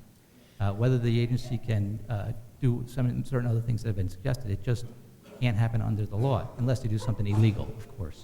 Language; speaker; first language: English; native; English